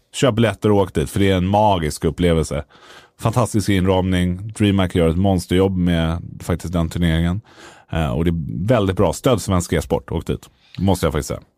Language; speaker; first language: Swedish; native; Swedish